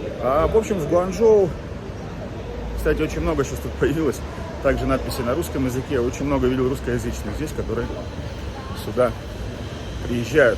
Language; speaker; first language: Russian; native; Russian